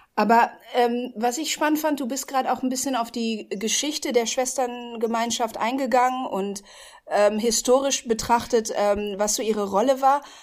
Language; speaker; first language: German; native; German